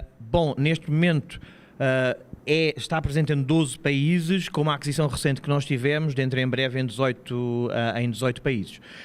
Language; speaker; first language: Portuguese; native; Portuguese